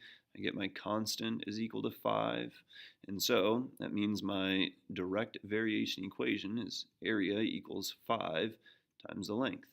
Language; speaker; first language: English; native; English